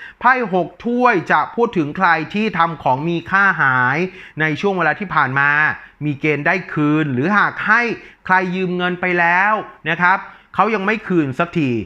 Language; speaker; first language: Thai; native; Thai